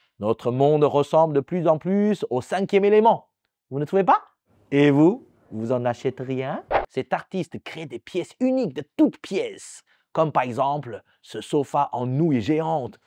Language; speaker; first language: French; native; French